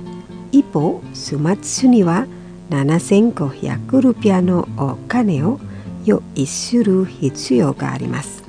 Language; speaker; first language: Japanese; non-native, fluent; Indonesian